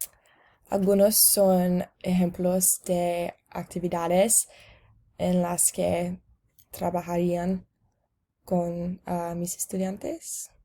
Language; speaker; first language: Spanish; non-native, learner; English